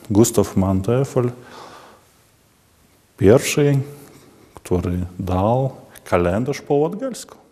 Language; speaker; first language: Polish; non-native, learner; Latvian